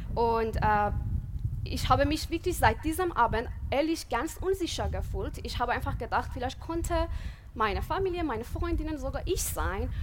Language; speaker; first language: German; non-native, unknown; Persian